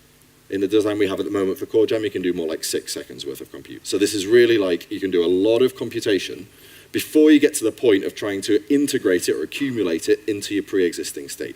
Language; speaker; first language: English; native; English